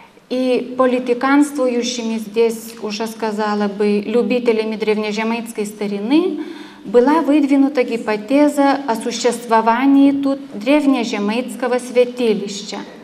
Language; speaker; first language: Russian; non-native, fluent; Lithuanian